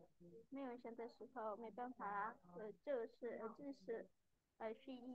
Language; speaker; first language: Chinese; non-native, learner; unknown